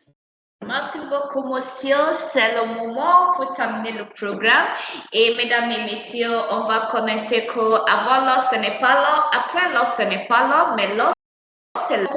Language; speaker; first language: French; non-native, learner; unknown